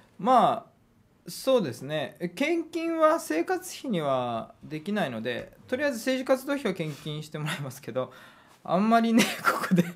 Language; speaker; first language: Japanese; native; Japanese